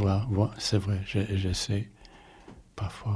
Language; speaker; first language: French; non-native, fluent; German